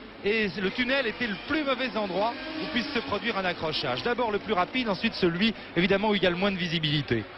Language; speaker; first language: French; native; French